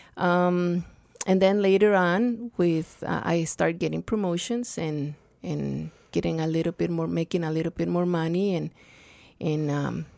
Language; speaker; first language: English; non-native, fluent; Spanish